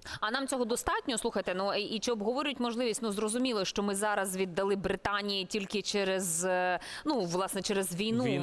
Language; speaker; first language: Ukrainian; native; Ukrainian